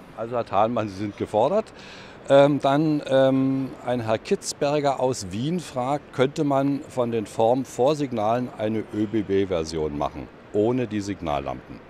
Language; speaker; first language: German; native; German